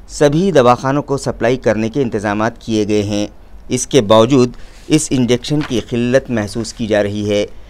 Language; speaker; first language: Urdu; native; Urdu